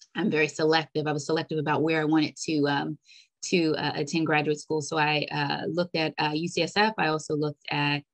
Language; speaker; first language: English; native; English